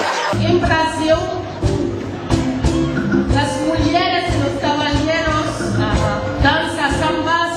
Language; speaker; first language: Portuguese; non-native, learner; Spanish